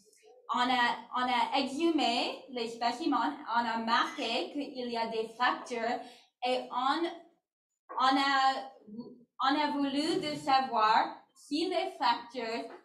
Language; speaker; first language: French; non-native, learner; English